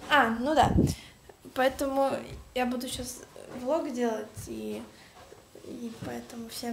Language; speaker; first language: Russian; early bilingual, heritage; Russian